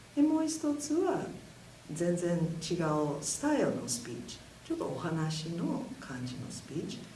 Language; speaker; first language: Japanese; non-native, fluent; English